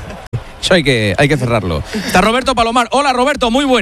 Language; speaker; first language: Spanish; native; Spanish